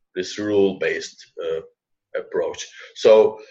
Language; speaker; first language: English; non-native, fluent; Turkish